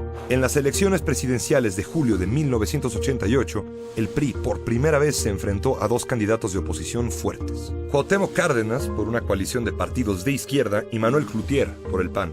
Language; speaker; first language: Spanish; native; Spanish